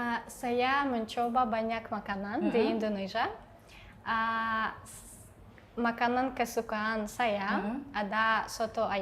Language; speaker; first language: Indonesian; non-native, learner; Tajik